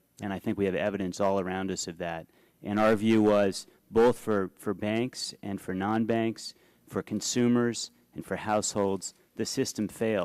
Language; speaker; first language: English; native; English